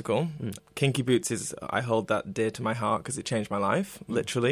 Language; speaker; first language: English; native; English